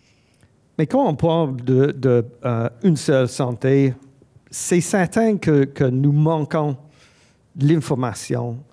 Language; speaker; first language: French; non-native, fluent; English